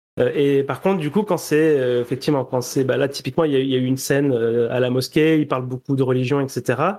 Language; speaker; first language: French; native; French